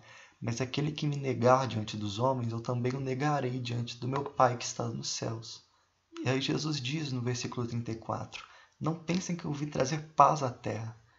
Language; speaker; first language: Portuguese; native; Portuguese